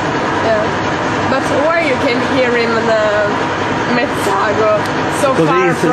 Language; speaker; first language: English; non-native, learner; Italian